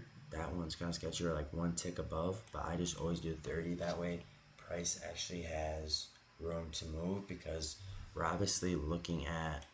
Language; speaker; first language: English; native; English